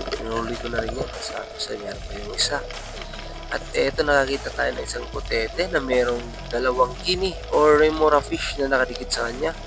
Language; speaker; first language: Filipino; non-native, local second language; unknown